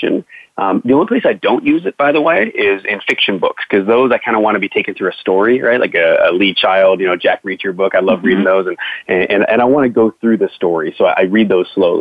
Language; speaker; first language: English; native; English